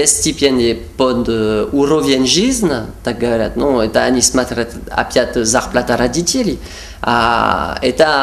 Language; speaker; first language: Russian; non-native, fluent; French